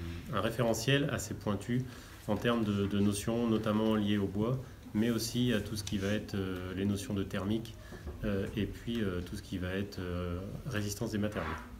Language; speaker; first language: French; native; French